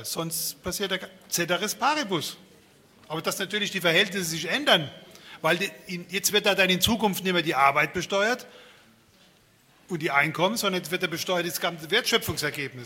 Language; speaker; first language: German; native; German